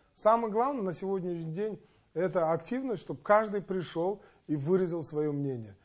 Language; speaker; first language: Russian; non-native, local second language; Kazakh